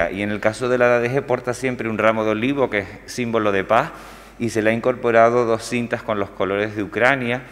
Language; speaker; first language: Spanish; native; Spanish